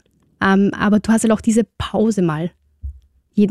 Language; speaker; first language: German; native; German